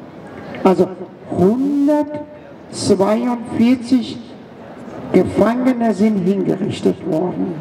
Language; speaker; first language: German; non-native, fluent; Persian